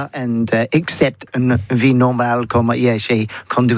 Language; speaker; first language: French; non-native, learner; English